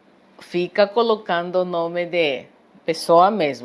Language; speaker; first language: Portuguese; non-native, fluent; Japanese